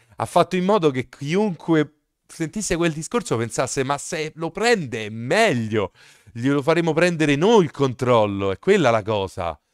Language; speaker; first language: Italian; native; Italian